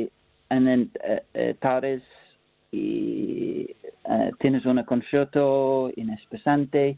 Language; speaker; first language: Spanish; non-native, learner; English